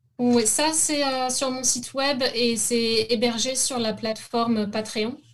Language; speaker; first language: French; native; French